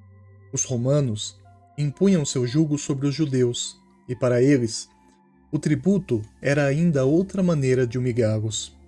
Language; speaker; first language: Portuguese; native; Portuguese